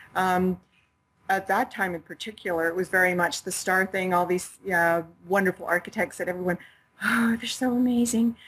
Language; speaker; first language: English; native; English